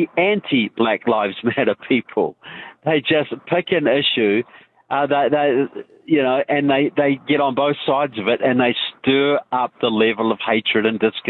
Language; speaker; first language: English; native; English